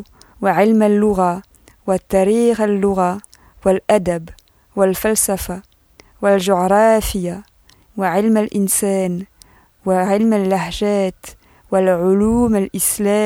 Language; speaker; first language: Arabic; early bilingual, heritage; French